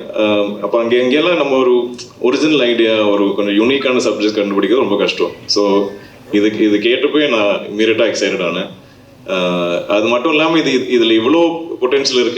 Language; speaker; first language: Tamil; non-native, local second language; Malayalam